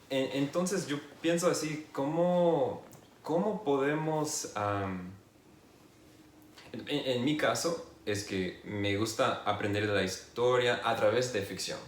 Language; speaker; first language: Spanish; non-native, fluent; English